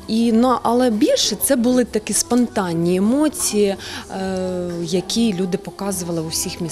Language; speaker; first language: Ukrainian; non-native, local second language; Russian